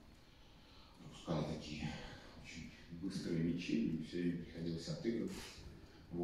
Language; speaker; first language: Russian; native; Russian